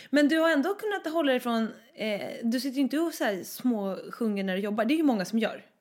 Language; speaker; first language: Swedish; native; Swedish